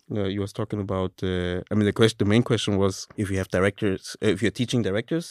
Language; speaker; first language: English; non-native, fluent; German